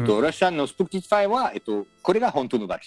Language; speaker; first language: Japanese; non-native, learner; French